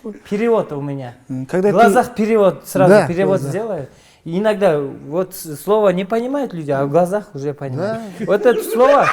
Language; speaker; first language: Russian; non-native, local second language; Kyrgyz